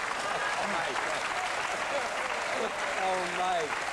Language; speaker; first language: German; native; German